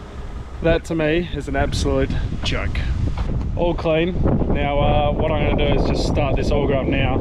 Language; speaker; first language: English; native; English